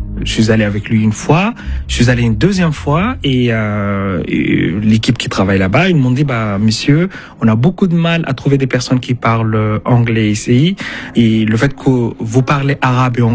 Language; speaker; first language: French; non-native, fluent; Arabic